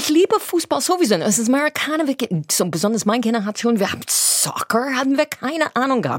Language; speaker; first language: German; non-native, fluent; English